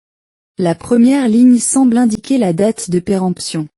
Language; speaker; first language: French; non-native, learner; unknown